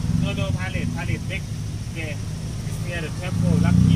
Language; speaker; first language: English; non-native, learner; Thai